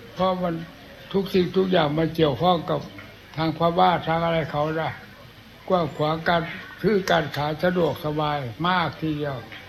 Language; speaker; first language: Thai; non-native, local second language; Northeastern Thai